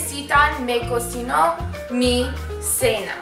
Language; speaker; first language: Spanish; non-native, learner; English